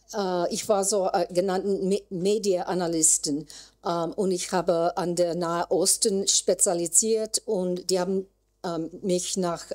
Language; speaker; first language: German; non-native, learner; English